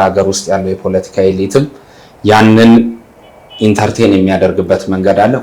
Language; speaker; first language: Amharic; native; Amharic